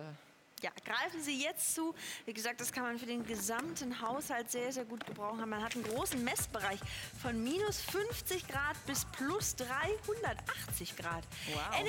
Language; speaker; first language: German; native; German